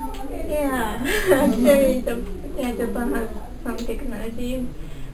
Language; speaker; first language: English; non-native, local second language; Malay